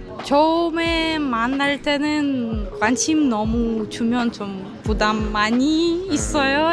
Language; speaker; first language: Korean; non-native, learner; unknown